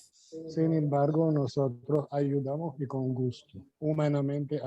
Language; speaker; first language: Spanish; non-native, fluent; Arabic